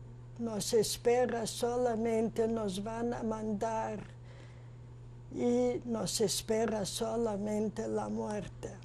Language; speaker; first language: Spanish; non-native, fluent; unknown